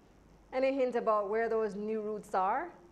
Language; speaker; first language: English; native; English